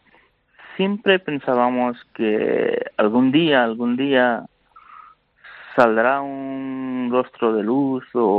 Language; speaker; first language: Spanish; non-native, learner; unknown